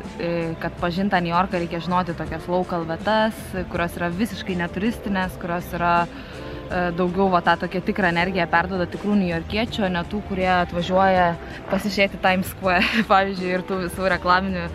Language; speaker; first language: Lithuanian; native; Lithuanian